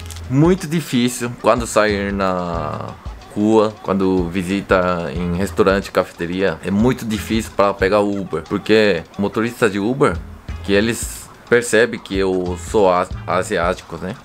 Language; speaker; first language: Portuguese; non-native, learner; Korean